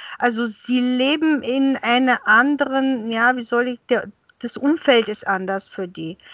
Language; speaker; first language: German; early bilingual, other home language; Bulgarian